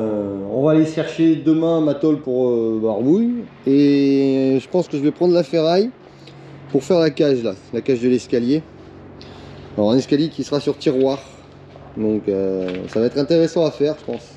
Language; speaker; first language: French; native; French